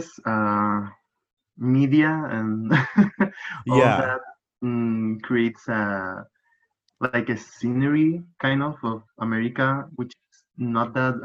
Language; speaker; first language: English; non-native, fluent; Spanish